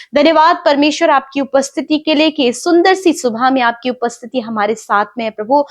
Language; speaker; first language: Hindi; native; Hindi